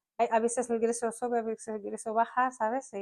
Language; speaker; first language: Spanish; non-native, learner; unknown